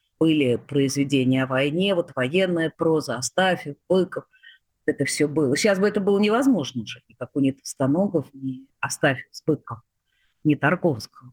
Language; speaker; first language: Russian; native; Russian